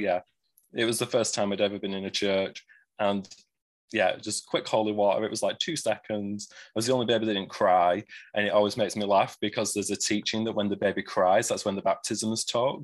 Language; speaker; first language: English; native; English